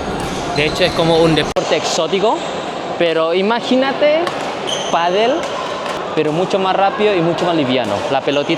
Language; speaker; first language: Spanish; non-native, fluent; Indonesian